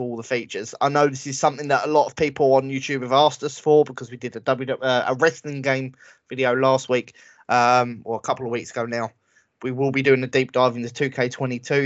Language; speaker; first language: English; native; English